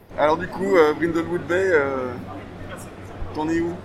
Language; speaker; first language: French; native; French